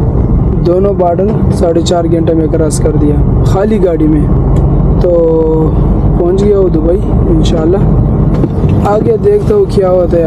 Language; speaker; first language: Hindi; non-native, local second language; Pashto